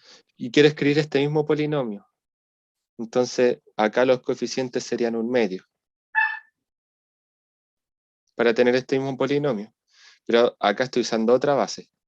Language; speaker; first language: Spanish; native; Spanish